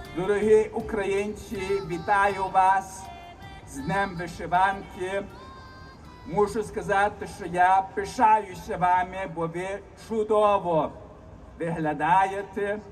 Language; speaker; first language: Ukrainian; early bilingual, heritage; Ukrainian